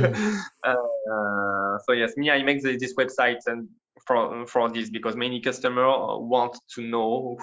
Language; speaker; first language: English; non-native, learner; French